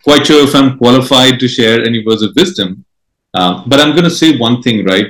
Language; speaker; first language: English; non-native, local second language; Marathi